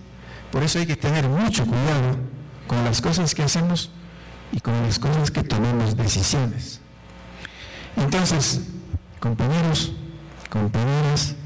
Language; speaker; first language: Spanish; non-native, local second language; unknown